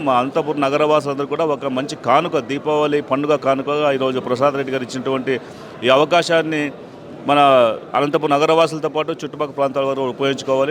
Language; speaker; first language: Telugu; native; Telugu